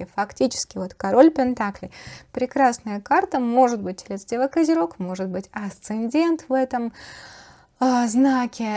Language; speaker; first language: Russian; native; Russian